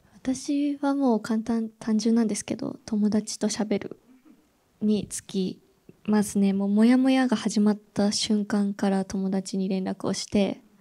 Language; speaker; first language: Japanese; native; Japanese